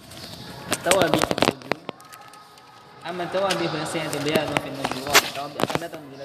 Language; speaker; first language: Arabic; non-native, fluent; Indonesian